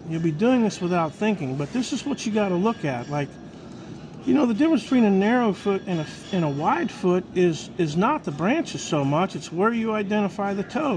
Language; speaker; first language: English; native; English